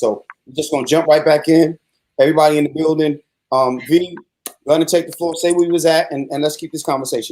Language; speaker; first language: English; native; English